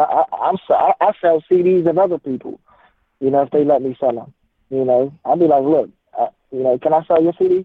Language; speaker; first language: English; native; English